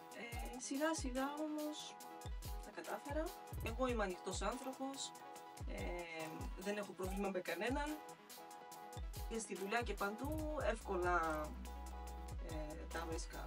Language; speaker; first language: Greek; early bilingual, heritage; Greek